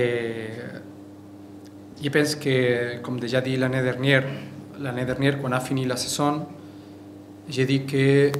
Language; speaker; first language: French; non-native, fluent; Spanish